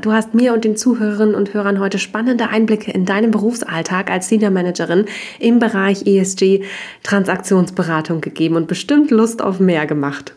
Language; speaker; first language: German; native; German